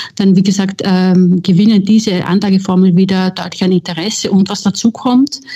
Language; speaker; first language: German; native; German